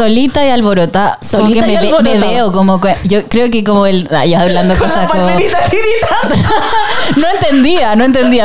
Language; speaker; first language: Spanish; native; Spanish